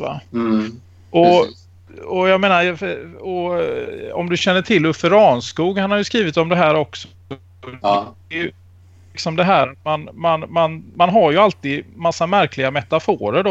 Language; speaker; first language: Swedish; native; Swedish